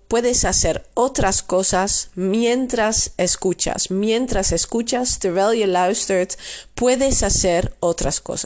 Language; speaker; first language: Spanish; non-native, fluent; Dutch